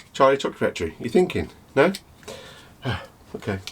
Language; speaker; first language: English; native; English